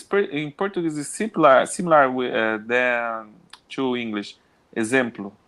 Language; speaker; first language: English; non-native, learner; Portuguese